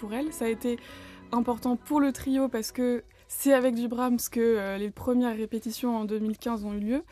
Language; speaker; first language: French; native; French